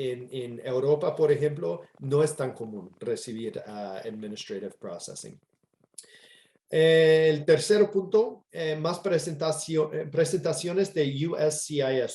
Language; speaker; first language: Spanish; non-native, fluent; English